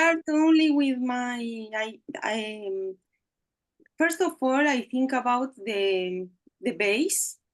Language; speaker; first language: English; non-native, learner; Spanish